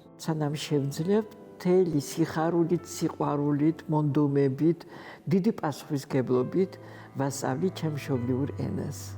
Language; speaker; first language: Georgian; non-native, fluent; Adyghe